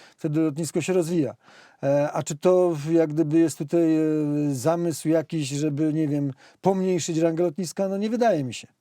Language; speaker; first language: Polish; native; Polish